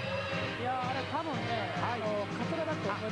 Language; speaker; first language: Japanese; native; Japanese